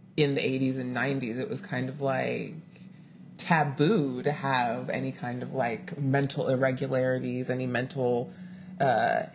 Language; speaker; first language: English; native; English